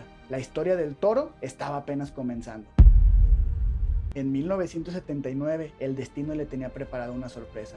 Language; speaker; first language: Spanish; native; Spanish